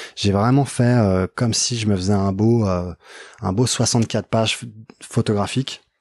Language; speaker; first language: French; native; French